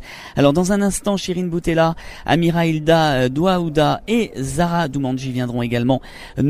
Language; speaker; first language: French; native; French